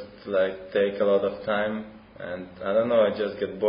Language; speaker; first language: English; non-native, fluent; Russian